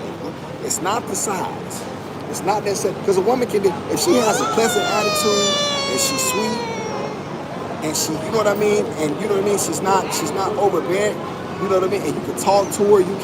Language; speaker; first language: English; native; English